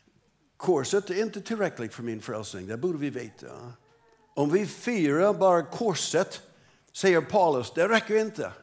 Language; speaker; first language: Swedish; non-native, fluent; English